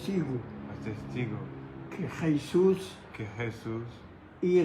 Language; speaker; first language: Spanish; non-native, fluent; Arabic